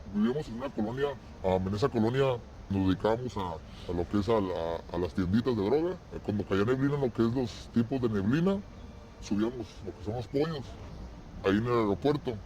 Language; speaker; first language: Spanish; native; Spanish